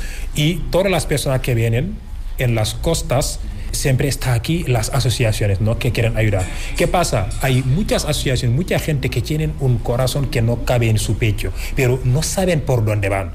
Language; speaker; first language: Spanish; non-native, fluent; Wolof